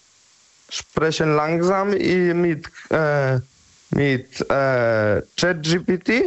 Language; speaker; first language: German; non-native, learner; Polish